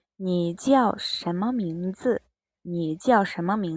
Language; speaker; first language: Chinese; non-native, fluent; Mongolian